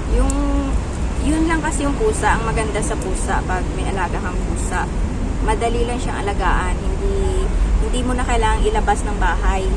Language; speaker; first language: Filipino; native; Filipino